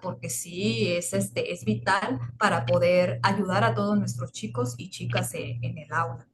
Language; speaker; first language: Spanish; native; Spanish